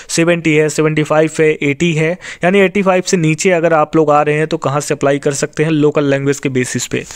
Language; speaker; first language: Hindi; native; Hindi